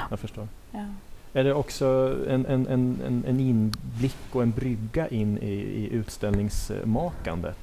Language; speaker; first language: Swedish; native; Swedish